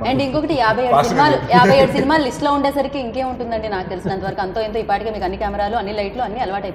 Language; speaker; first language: Telugu; native; Telugu